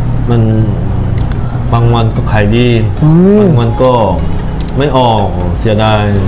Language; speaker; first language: Thai; non-native, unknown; Korean